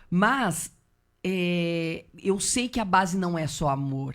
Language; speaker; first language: Portuguese; native; Portuguese